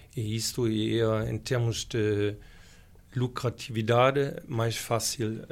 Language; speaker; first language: Portuguese; non-native, fluent; German